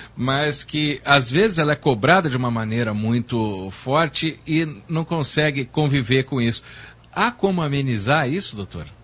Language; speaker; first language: Portuguese; native; Portuguese